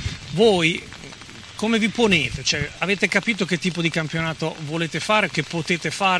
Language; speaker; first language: Italian; native; Italian